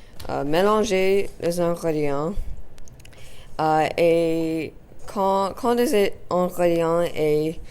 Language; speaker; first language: French; non-native, learner; English